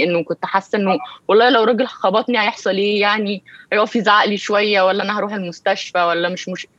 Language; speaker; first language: Arabic; early bilingual, heritage; Arabic